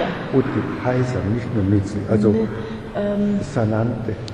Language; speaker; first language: German; non-native, fluent; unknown